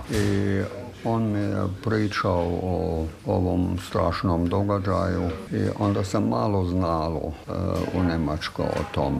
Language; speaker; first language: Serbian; non-native, fluent; German